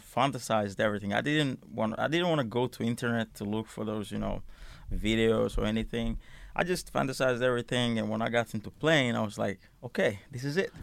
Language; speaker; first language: English; non-native, fluent; Finnish